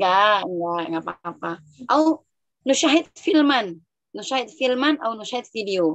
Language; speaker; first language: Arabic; non-native, fluent; Indonesian